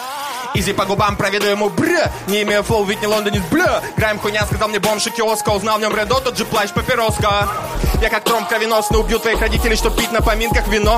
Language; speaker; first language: Russian; native; Russian